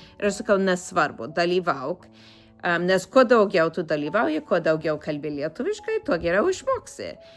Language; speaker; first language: Lithuanian; early bilingual, heritage; Lithuanian